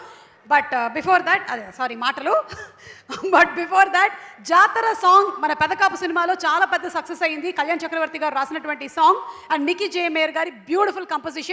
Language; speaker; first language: Telugu; native; Telugu